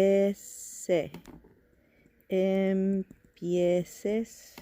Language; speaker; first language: Spanish; non-native, fluent; English